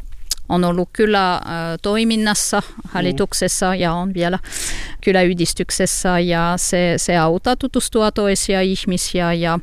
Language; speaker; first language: Finnish; non-native, learner; French